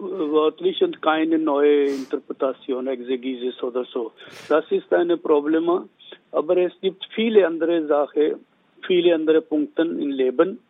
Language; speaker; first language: German; non-native, learner; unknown